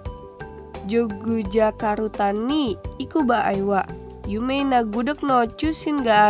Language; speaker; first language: Japanese; non-native, fluent; Indonesian